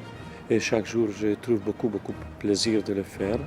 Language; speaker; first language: French; non-native, fluent; Spanish